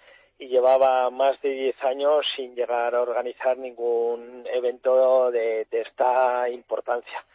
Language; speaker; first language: Spanish; native; Spanish